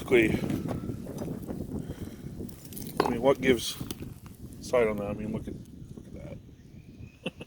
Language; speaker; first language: English; native; English